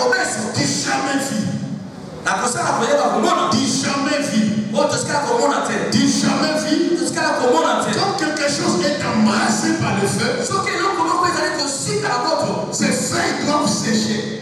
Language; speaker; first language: French; non-native, local second language; Lingala